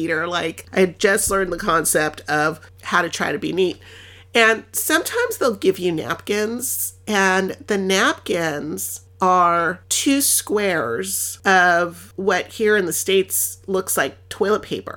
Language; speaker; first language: English; early bilingual, other home language; Spanish